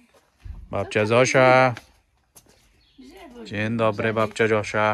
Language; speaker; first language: Polish; non-native, learner; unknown